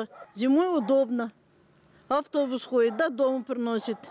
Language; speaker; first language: Russian; non-native, local second language; Gagauz